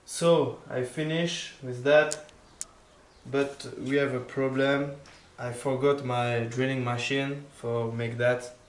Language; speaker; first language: English; non-native, learner; French